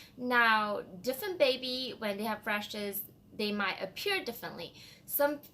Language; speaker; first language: English; non-native, fluent; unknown